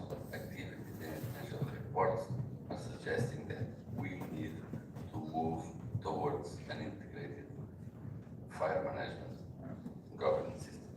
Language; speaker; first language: English; non-native, fluent; Portuguese